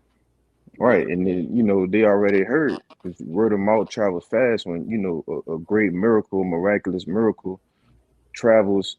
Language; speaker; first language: English; native; English